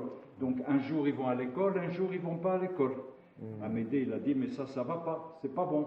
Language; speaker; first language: French; non-native, local second language; Arabic